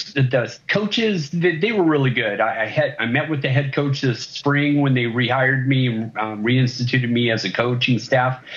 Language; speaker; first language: English; native; English